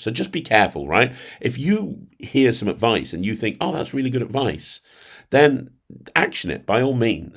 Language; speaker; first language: English; native; English